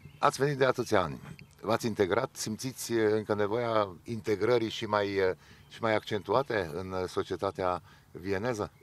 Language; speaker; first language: Romanian; non-native, local second language; Hungarian